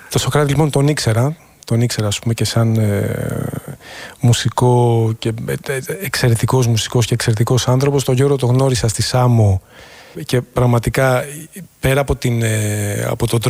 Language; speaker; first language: Greek; native; Greek